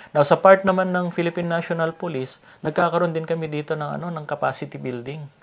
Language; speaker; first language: Filipino; non-native, local second language; Iloko